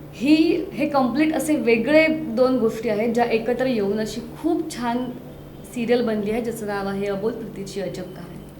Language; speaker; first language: Marathi; native; Marathi